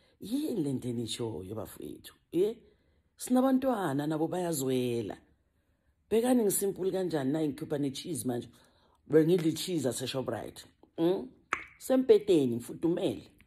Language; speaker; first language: Zulu; native; Zulu